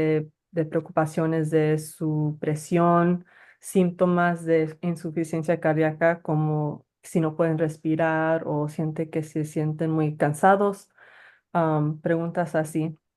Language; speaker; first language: Spanish; early bilingual, heritage; Spanish